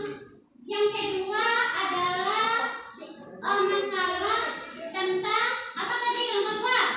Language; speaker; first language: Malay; non-native, local second language; Minangkabau